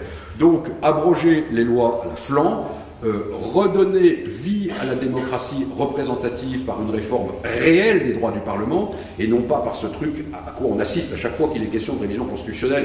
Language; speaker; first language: French; native; French